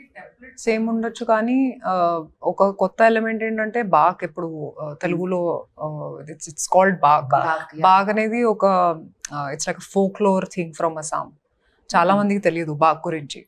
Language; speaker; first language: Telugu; non-native, fluent; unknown